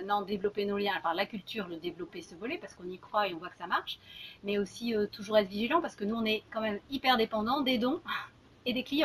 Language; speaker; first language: French; native; French